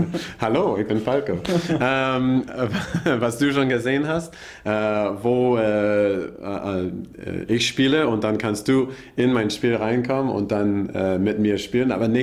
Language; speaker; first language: German; non-native, learner; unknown